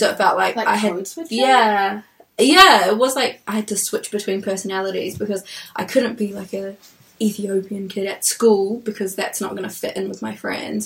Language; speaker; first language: English; native; English